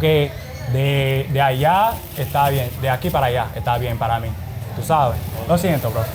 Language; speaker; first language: Spanish; non-native, learner; English